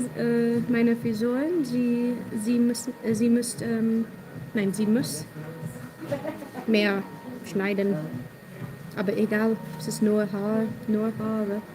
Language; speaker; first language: German; non-native, learner; English